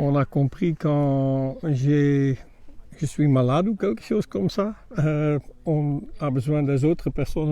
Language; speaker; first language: French; non-native, learner; Dutch